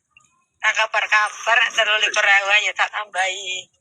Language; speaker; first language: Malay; non-native, local second language; Javanese